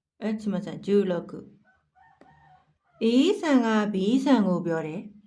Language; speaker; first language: Japanese; non-native, fluent; Burmese